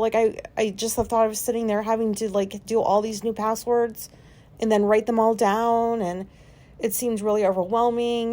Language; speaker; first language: English; native; English